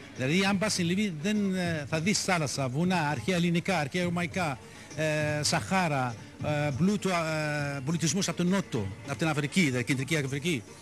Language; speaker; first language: Greek; non-native, fluent; Arabic